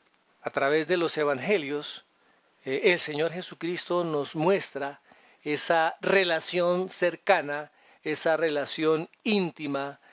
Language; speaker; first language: Spanish; native; Spanish